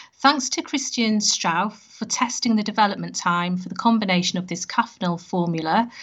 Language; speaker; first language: English; native; English